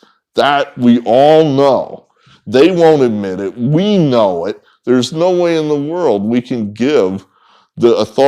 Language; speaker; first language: English; native; English